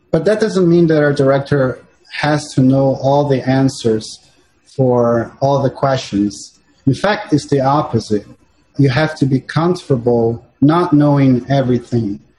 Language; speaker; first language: English; non-native, fluent; Portuguese